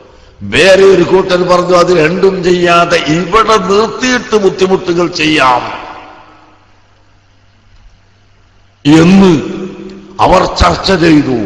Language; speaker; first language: Malayalam; native; Malayalam